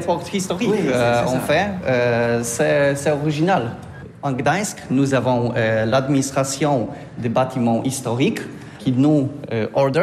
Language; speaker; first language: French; non-native, learner; Polish